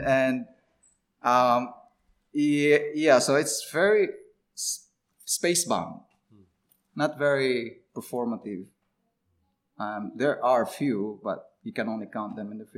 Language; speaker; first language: English; non-native, local second language; Cebuano